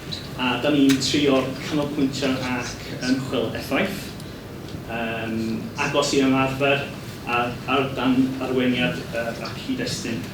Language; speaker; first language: Welsh; non-native, learner; English